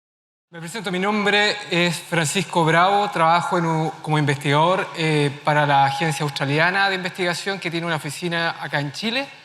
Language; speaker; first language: Spanish; native; Spanish